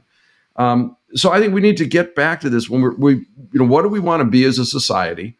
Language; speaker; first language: English; native; English